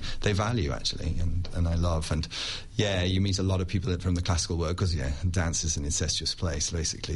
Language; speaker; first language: English; native; English